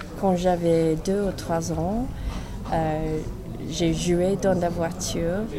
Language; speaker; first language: French; non-native, learner; English